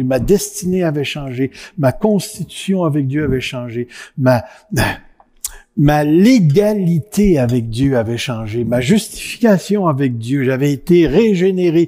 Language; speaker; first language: French; native; French